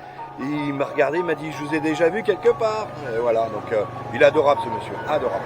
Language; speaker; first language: French; native; French